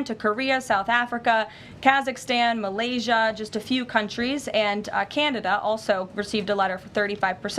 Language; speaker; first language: English; native; English